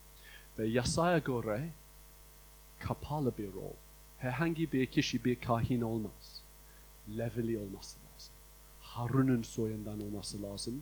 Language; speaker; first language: Turkish; non-native, fluent; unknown